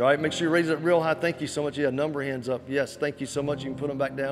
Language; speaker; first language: English; native; English